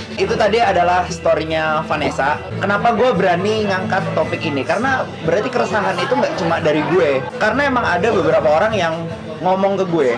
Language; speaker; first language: Indonesian; native; Indonesian